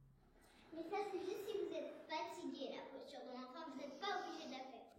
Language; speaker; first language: French; early bilingual, other home language; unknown